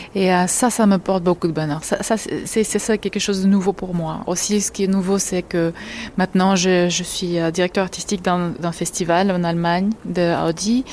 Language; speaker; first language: French; non-native, fluent; Georgian